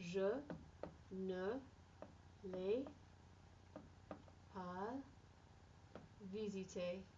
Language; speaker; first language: French; non-native, fluent; English